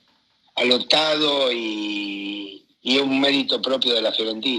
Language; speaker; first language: Italian; non-native, fluent; Spanish